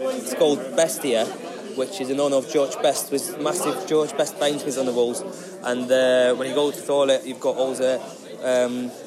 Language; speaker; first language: English; non-native, fluent; Ukrainian